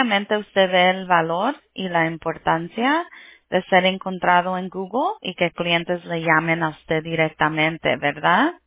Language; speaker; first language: Spanish; early bilingual, heritage; Spanish